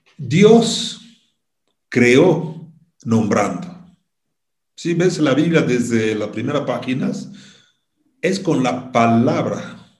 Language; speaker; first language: Spanish; non-native, fluent; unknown